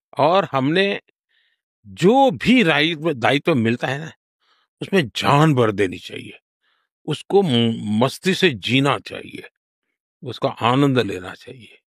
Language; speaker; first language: Hindi; non-native, local second language; Gujarati